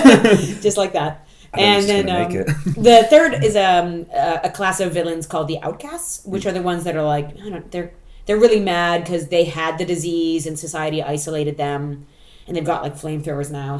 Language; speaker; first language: English; native; English